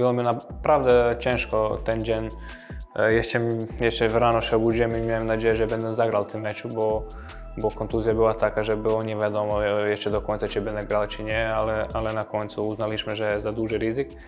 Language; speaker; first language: Polish; non-native, fluent; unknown